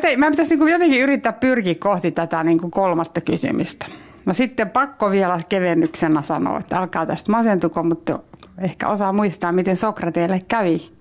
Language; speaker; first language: Finnish; non-native, local second language; Swedish